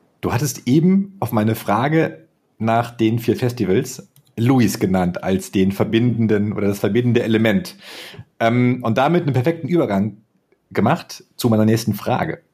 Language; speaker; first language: German; native; German